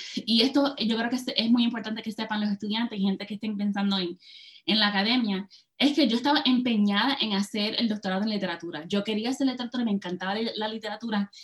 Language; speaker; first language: Spanish; early bilingual, heritage; Spanish